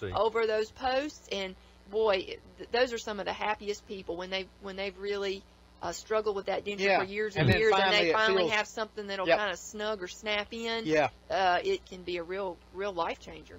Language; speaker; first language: English; native; English